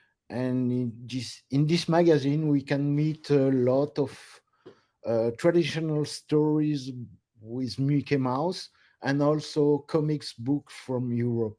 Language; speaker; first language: English; non-native, learner; French